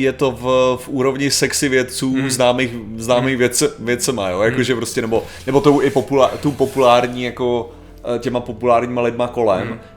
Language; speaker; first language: Czech; native; Czech